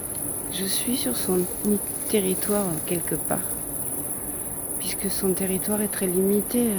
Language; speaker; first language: French; native; French